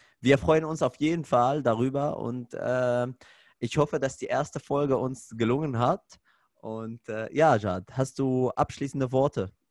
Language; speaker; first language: German; non-native, fluent; Arabic